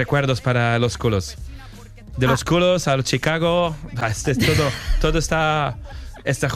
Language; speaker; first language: Spanish; non-native, learner; Polish